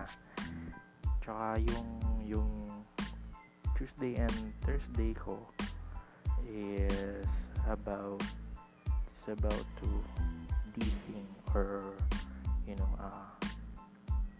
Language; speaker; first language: English; non-native, local second language; Filipino